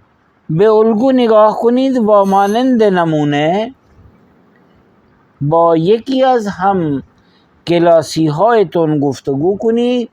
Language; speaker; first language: Persian; non-native, fluent; Urdu